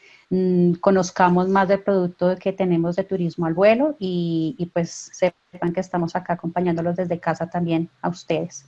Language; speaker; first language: Spanish; native; Spanish